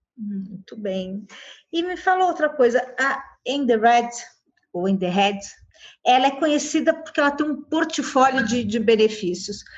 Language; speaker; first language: Portuguese; native; Portuguese